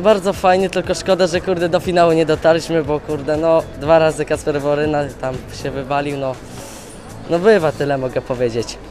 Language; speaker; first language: Polish; native; Polish